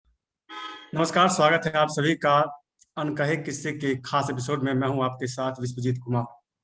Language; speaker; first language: Hindi; native; Hindi